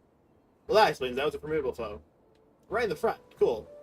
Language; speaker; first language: English; native; English